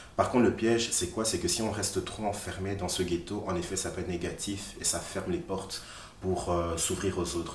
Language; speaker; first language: French; early bilingual, other home language; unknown